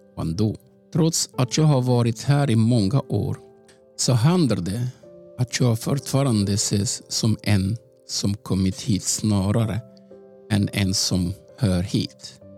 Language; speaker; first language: Swedish; non-native, fluent; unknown